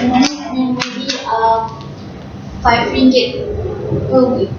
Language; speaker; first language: English; non-native, learner; Malay